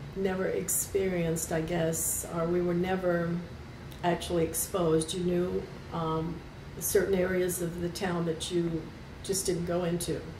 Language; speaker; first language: English; native; English